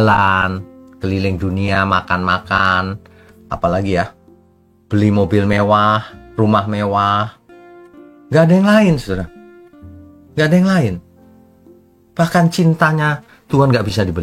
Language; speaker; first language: Indonesian; native; Indonesian